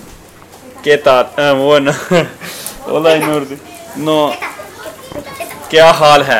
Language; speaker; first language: Spanish; non-native, learner; Urdu